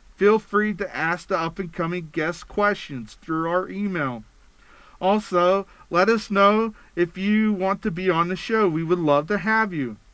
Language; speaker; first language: English; native; English